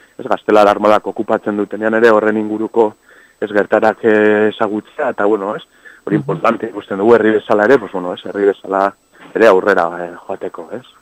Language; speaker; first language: Basque; non-native, local second language; Spanish